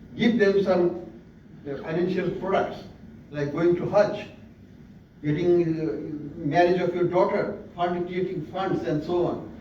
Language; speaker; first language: English; non-native, local second language; Bangla